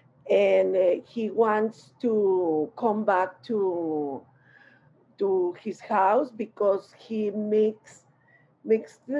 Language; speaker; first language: English; non-native, learner; Spanish